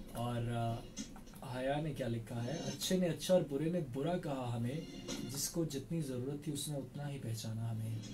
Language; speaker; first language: Urdu; non-native, local second language; Punjabi